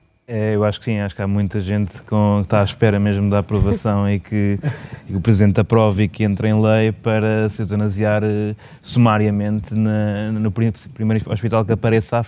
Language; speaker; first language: Portuguese; native; Portuguese